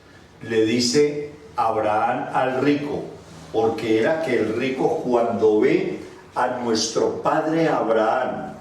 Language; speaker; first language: Spanish; native; Spanish